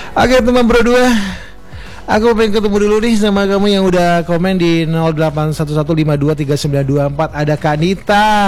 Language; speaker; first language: Indonesian; native; Indonesian